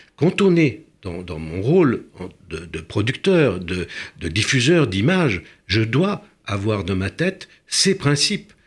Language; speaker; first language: French; early bilingual, other home language; Romanian